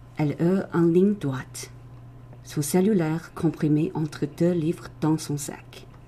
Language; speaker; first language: French; non-native, learner; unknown